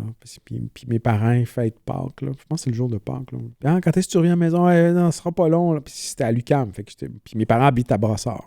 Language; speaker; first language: French; native; French